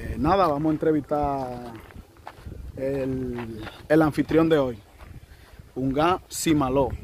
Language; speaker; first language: Spanish; native; Spanish